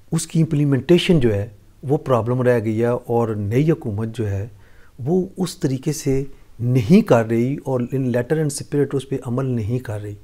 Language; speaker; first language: Urdu; non-native, local second language; Punjabi